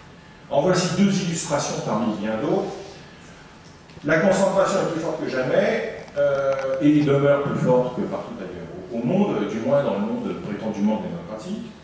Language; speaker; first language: French; native; French